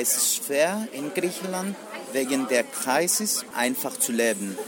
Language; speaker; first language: German; non-native, learner; Greek